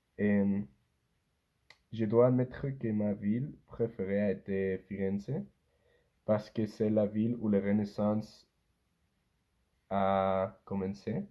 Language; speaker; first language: French; non-native, learner; Spanish